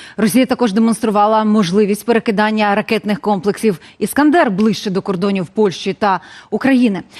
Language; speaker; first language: Ukrainian; native; Ukrainian